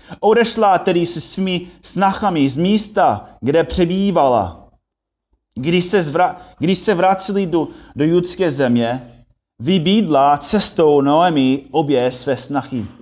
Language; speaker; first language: Czech; non-native, fluent; English